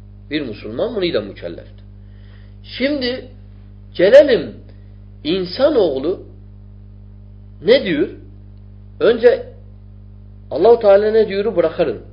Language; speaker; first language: Turkish; non-native, fluent; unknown